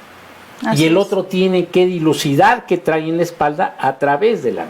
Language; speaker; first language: Spanish; native; Spanish